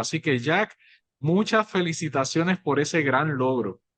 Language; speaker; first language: Spanish; native; Spanish